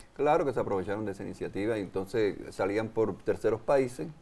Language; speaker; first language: Spanish; native; Spanish